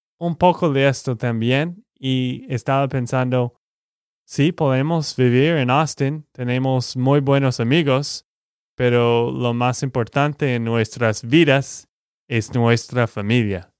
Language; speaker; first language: Spanish; non-native, learner; English